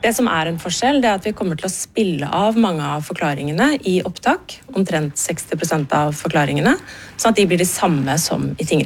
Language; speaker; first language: Norwegian; native; Norwegian